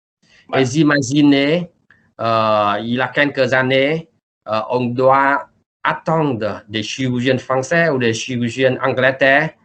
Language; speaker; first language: French; non-native, learner; Vietnamese